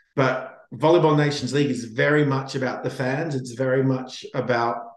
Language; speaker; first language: English; native; English